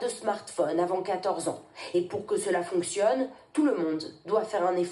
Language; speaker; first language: French; native; French